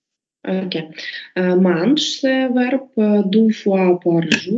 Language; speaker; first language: French; non-native, learner; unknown